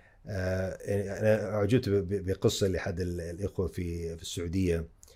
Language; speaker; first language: Arabic; non-native, fluent; English